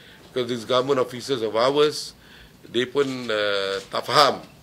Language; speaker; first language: English; non-native, local second language; Malay